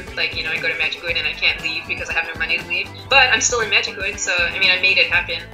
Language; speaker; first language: English; native; English